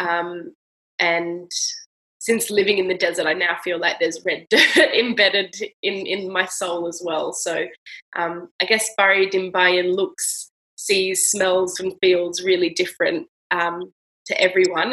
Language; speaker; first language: English; native; English